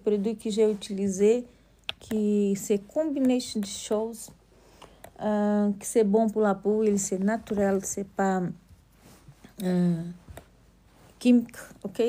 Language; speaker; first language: French; non-native, learner; Portuguese